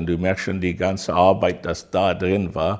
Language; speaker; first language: German; non-native, fluent; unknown